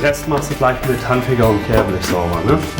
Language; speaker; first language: German; native; German